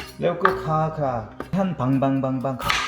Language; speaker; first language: Thai; non-native, learner; Korean